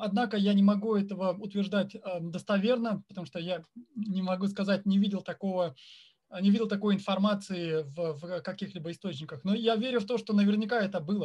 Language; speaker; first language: Russian; native; Russian